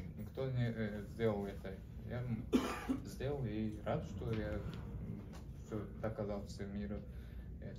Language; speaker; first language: Russian; non-native, learner; Uzbek